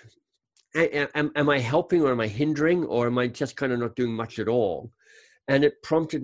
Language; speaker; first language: English; native; English